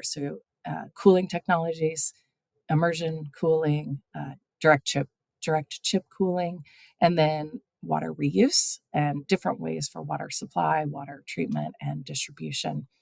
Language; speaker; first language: English; native; English